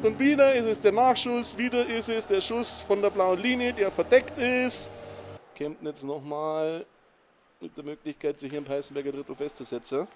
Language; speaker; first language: German; native; German